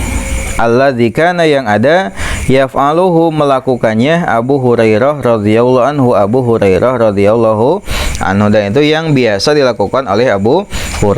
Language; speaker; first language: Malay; non-native, local second language; Sundanese